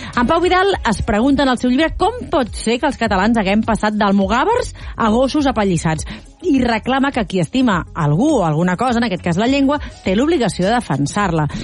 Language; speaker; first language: Catalan; native; Catalan